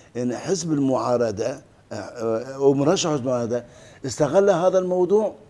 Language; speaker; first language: Arabic; non-native, fluent; Turkish